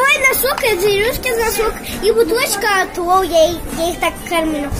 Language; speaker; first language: Russian; early bilingual, heritage; Russian